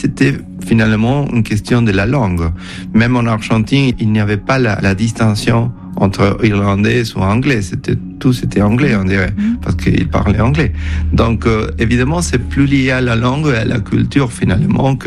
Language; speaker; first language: French; non-native, fluent; Spanish